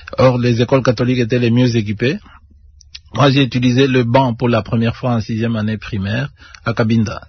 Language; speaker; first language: French; non-native, local second language; Luba-Lulua